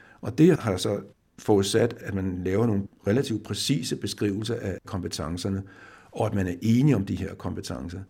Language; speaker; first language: Danish; native; Danish